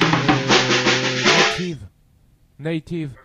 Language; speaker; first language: English; non-native, learner; French